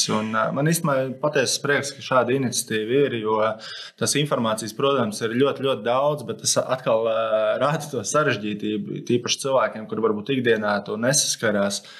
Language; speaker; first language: Latvian; native; Latvian